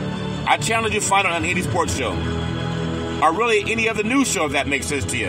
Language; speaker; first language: English; native; English